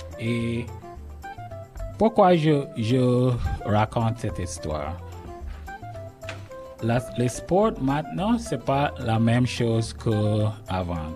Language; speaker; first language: French; non-native, learner; English